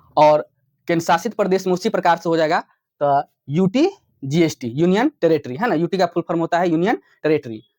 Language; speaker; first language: Hindi; native; Hindi